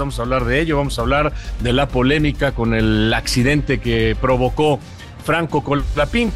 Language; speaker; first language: Spanish; native; Spanish